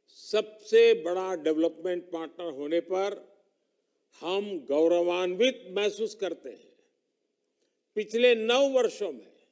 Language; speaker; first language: Hindi; non-native, local second language; Gujarati